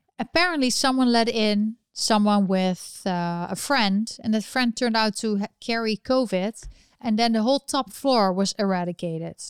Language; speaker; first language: English; non-native, fluent; Dutch